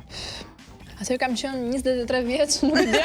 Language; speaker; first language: Albanian; native; Albanian